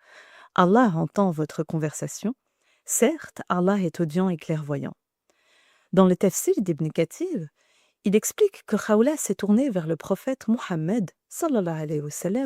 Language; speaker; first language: French; native; French